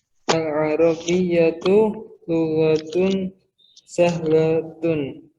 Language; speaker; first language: Arabic; non-native, learner; Indonesian